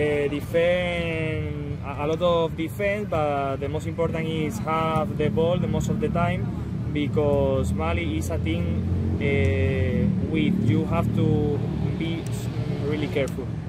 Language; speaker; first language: English; non-native, fluent; Spanish